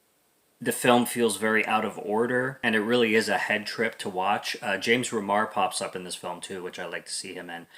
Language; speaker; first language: English; native; English